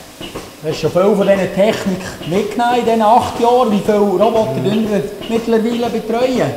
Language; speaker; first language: German; native; German